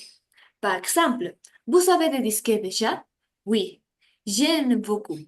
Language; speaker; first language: French; non-native, learner; Spanish